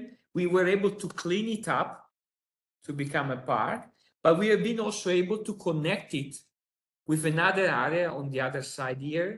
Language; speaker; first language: English; non-native, fluent; Italian